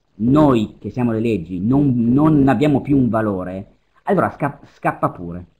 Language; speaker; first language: Italian; native; Italian